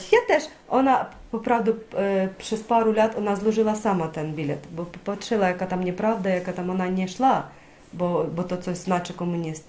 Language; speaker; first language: Polish; non-native, learner; Ukrainian